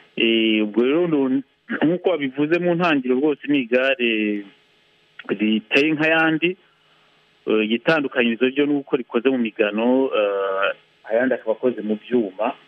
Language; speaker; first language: Kinyarwanda; early bilingual, heritage; Kinyarwanda